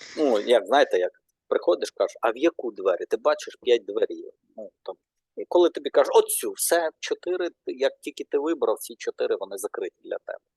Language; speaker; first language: Ukrainian; non-native, local second language; Russian